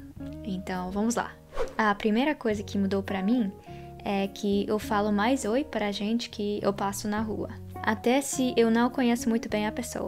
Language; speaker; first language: Portuguese; non-native, fluent; Dutch